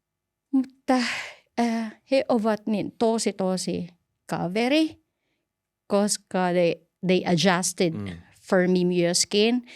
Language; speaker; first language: Finnish; non-native, learner; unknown